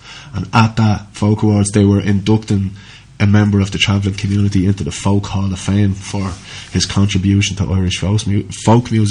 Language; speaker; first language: English; native; English